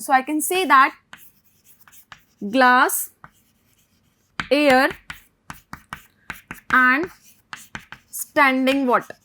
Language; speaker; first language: English; non-native, local second language; Hindi